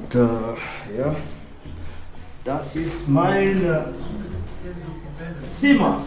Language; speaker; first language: German; non-native, learner; French